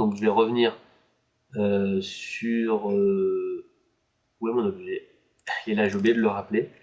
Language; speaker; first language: French; native; French